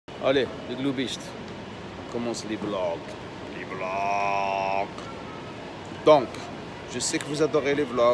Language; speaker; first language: French; non-native, local second language; Arabic